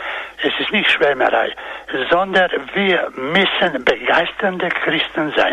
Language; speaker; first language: German; non-native, fluent; Croatian